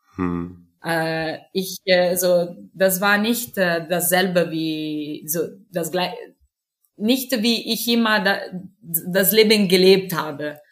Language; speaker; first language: German; non-native, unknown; Italian